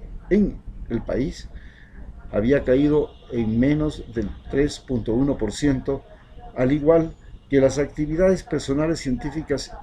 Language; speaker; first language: Spanish; native; Spanish